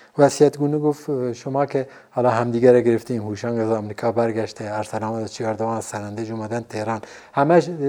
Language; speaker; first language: Persian; non-native, local second language; Central Kurdish